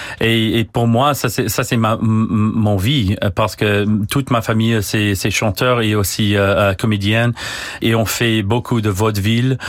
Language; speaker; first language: French; non-native, learner; English